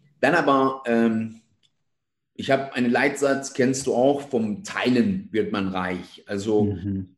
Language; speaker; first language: German; non-native, fluent; Persian